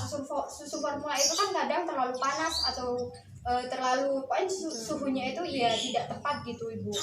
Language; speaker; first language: Indonesian; native; Indonesian